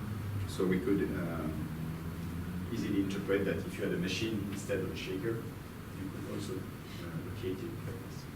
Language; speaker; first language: English; non-native, fluent; French